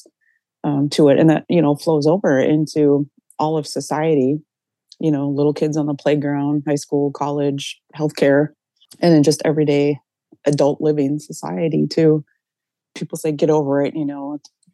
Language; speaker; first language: English; native; English